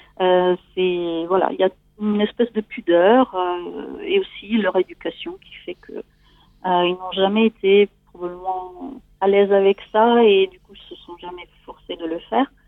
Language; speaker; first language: French; non-native, fluent; Italian